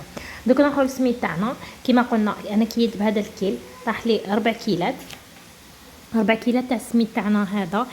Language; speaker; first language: Arabic; native; Arabic